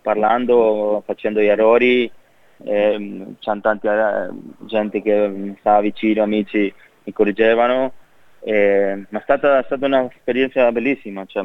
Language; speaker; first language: Italian; non-native, fluent; Spanish